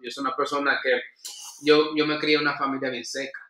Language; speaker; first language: Spanish; early bilingual, heritage; Spanish